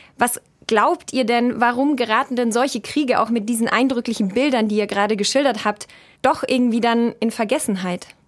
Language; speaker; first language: German; native; German